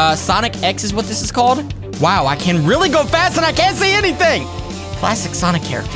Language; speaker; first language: English; native; English